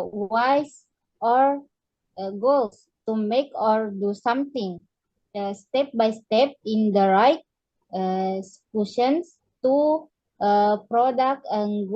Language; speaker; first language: English; non-native, learner; Indonesian